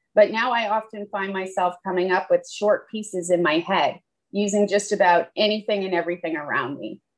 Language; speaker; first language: English; native; English